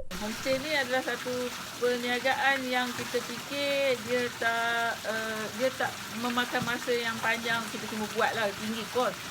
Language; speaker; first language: Malay; native; Malay